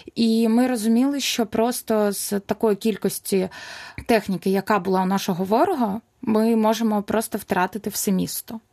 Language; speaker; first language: Ukrainian; non-native, local second language; Russian